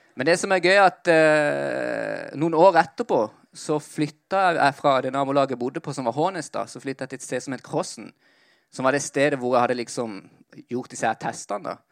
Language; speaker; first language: Norwegian; early bilingual, other home language; Spanish